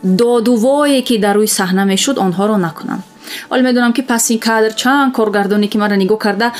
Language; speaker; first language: Tajik; non-native, local second language; Russian